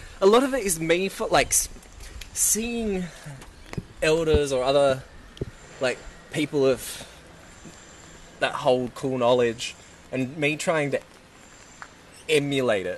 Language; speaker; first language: English; native; English